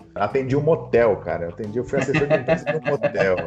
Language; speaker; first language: Portuguese; native; Portuguese